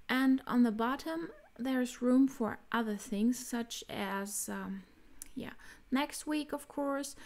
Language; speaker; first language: English; non-native, fluent; German